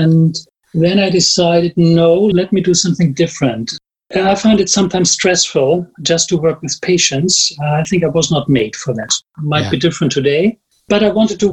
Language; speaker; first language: English; non-native, fluent; German